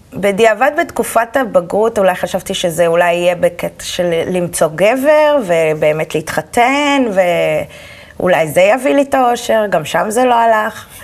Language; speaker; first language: Hebrew; native; Hebrew